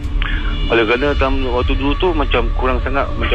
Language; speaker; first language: Malay; native; Malay